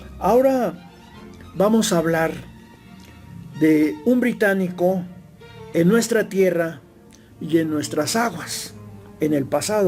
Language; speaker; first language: Spanish; native; Spanish